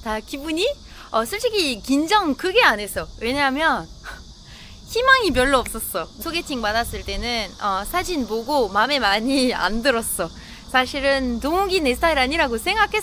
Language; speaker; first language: Korean; non-native, fluent; French